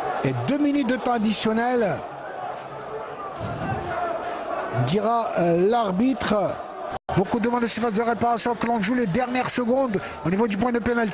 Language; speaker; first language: French; non-native, local second language; Arabic